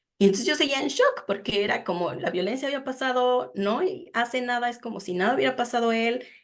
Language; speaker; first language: Spanish; native; Spanish